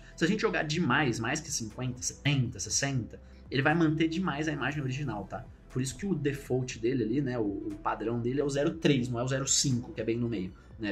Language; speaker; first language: Portuguese; native; Portuguese